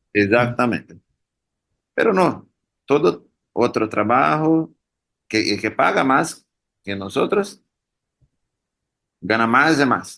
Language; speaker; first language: Spanish; non-native, learner; Portuguese